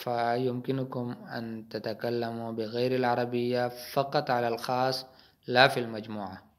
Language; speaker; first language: Arabic; non-native, fluent; Urdu